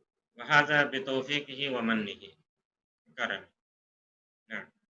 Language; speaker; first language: Arabic; non-native, fluent; Urdu